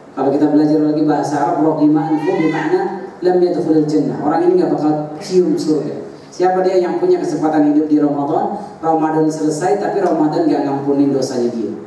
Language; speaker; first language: Indonesian; native; Indonesian